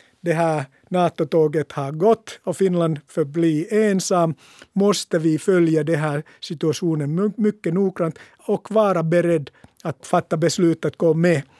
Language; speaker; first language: Swedish; non-native, local second language; Finnish